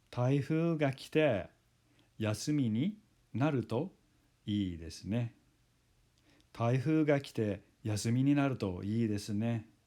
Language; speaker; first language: Japanese; non-native, fluent; English